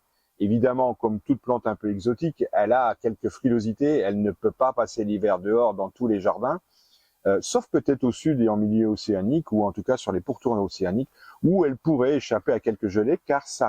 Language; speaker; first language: French; native; French